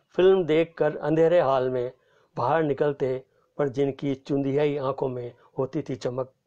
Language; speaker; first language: Hindi; native; Hindi